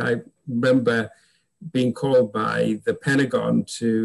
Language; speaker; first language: English; native; English